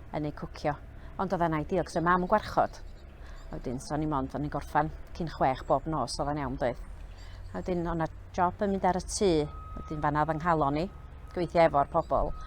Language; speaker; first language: Welsh; native; Welsh